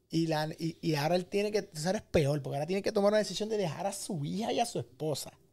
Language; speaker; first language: Spanish; native; Spanish